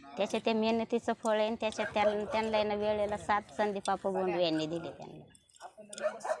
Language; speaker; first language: Marathi; native; Marathi